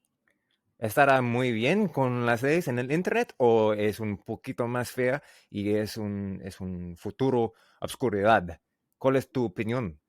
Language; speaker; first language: Spanish; non-native, learner; English